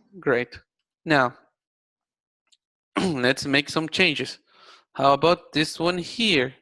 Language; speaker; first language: English; non-native, fluent; Spanish